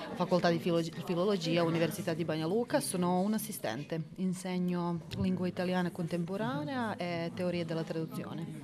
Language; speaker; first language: Italian; non-native, fluent; Bosnian